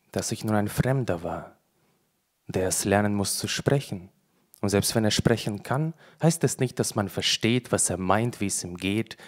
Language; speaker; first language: German; early bilingual, other home language; Russian